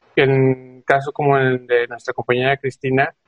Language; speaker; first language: Spanish; native; Spanish